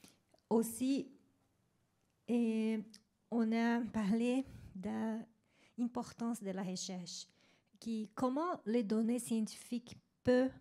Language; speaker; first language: French; non-native, fluent; Spanish